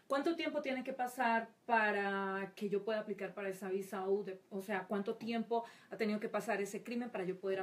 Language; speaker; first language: Spanish; native; Spanish